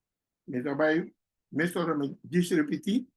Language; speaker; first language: Portuguese; non-native, learner; Papiamento